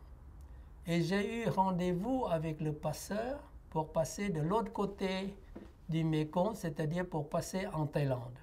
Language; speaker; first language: French; non-native, fluent; Lao